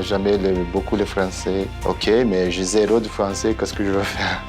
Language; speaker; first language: French; non-native, learner; Portuguese